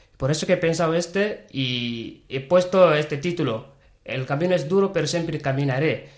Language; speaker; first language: Spanish; non-native, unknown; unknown